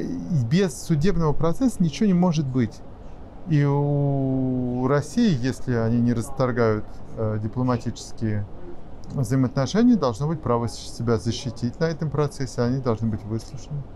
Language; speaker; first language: Russian; native; Russian